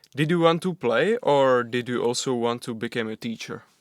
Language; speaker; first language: English; non-native, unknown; Czech